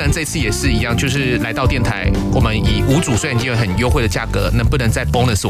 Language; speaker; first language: Chinese; native; Chinese